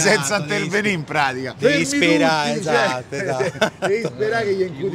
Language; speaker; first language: Italian; native; Italian